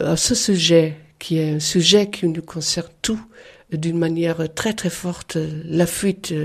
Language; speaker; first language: French; non-native, fluent; German